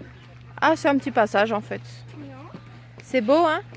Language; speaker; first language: French; native; French